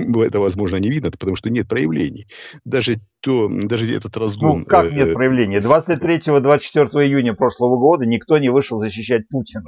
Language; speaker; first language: Russian; native; Russian